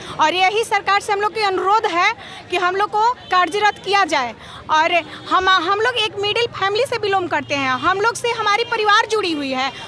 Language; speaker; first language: Hindi; native; Hindi